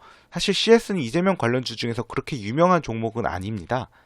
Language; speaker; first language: Korean; native; Korean